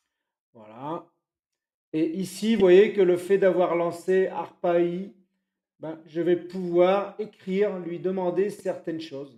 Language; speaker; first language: French; native; French